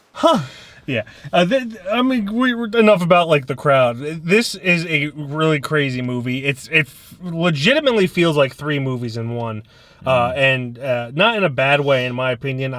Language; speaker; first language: English; native; English